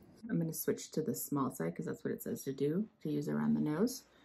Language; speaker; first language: English; early bilingual, other home language; Spanish